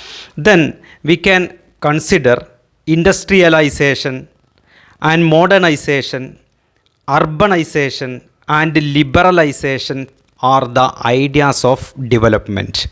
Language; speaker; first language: English; non-native, local second language; Malayalam